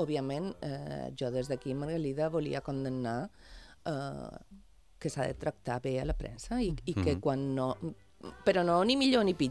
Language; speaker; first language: Catalan; native; Catalan